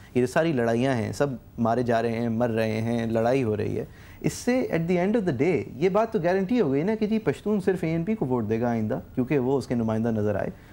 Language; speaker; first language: Urdu; native; Urdu